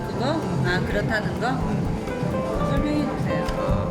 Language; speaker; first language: Korean; native; Korean